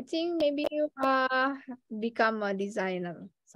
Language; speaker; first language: English; non-native, fluent; Indonesian